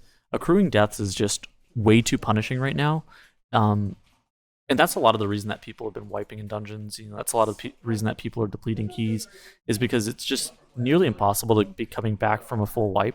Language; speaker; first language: English; native; English